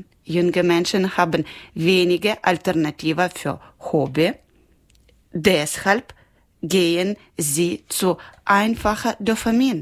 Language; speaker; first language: German; non-native, learner; Ukrainian